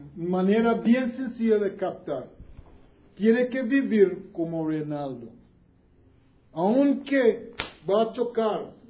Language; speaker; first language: Spanish; non-native, learner; English